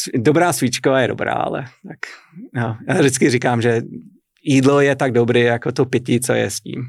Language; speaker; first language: Czech; non-native, fluent; English